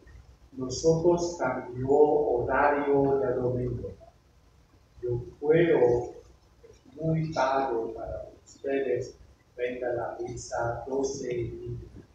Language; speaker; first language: Spanish; non-native, learner; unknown